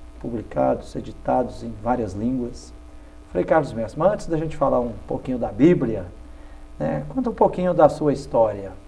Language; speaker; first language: Portuguese; native; Portuguese